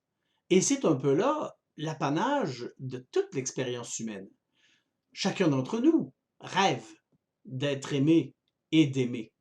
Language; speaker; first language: French; native; French